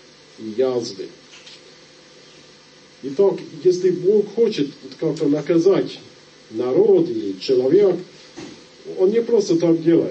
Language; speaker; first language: Russian; non-native, fluent; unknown